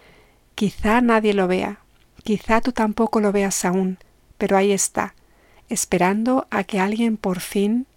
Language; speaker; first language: Spanish; native; Spanish